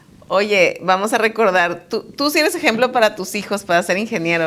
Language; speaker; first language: Spanish; native; Spanish